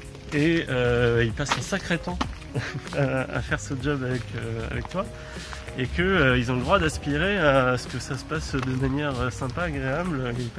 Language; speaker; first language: French; native; French